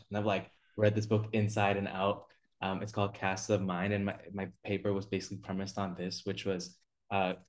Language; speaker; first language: English; native; English